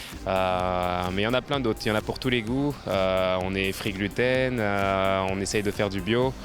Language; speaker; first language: French; native; French